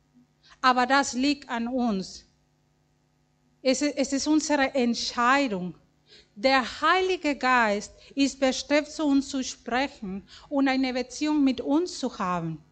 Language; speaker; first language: German; non-native, fluent; Spanish